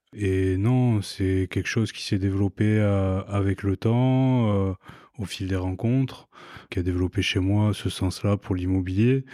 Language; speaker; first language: French; native; French